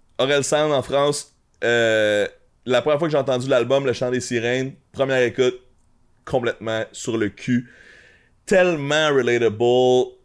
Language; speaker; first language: French; native; French